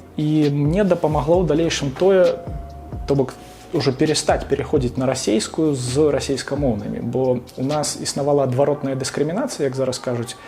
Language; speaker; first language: Belarusian; non-native, local second language; Russian